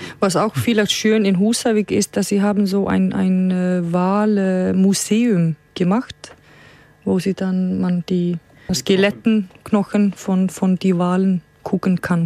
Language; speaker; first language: German; non-native, fluent; Icelandic